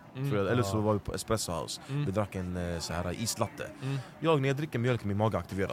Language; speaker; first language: Swedish; early bilingual, other home language; Arabic